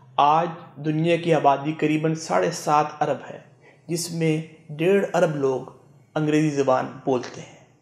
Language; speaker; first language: Urdu; non-native, local second language; Punjabi